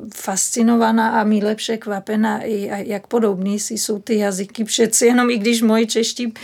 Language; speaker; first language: Czech; non-native, fluent; German